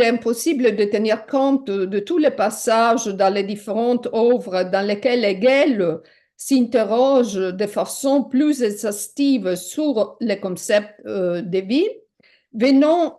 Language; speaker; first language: French; non-native, fluent; Italian